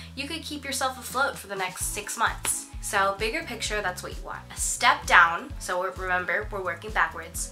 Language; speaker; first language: English; native; English